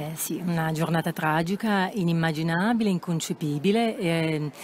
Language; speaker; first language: Italian; native; Italian